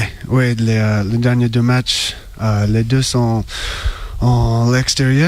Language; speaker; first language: French; non-native, learner; English